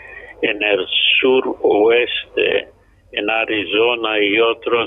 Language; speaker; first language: Spanish; non-native, fluent; English